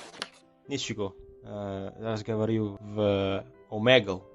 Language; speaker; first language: Russian; non-native, learner; Indonesian